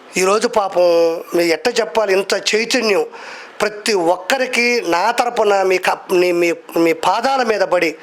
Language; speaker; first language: Telugu; native; Telugu